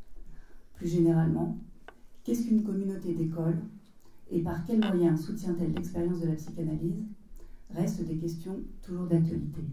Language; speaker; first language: French; native; French